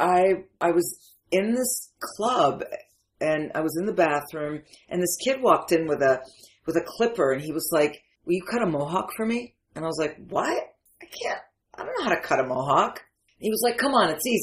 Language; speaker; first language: English; early bilingual, other home language; Arabic